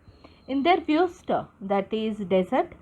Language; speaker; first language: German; non-native, fluent; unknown